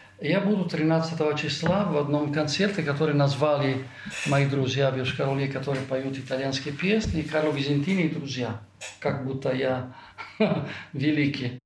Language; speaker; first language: Russian; non-native, fluent; Italian